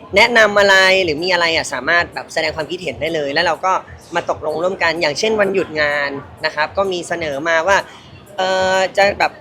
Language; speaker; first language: Thai; native; Thai